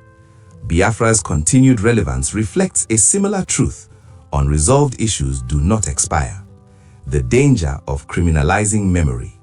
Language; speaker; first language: English; non-native, local second language; Igbo